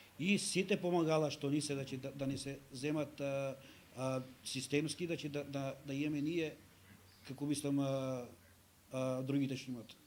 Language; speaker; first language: Macedonian; native; Macedonian